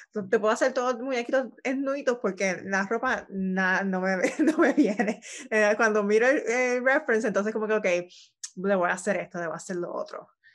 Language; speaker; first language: Spanish; native; Spanish